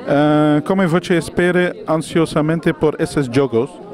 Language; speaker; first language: Portuguese; non-native, learner; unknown